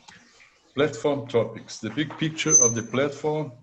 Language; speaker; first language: English; non-native, fluent; Portuguese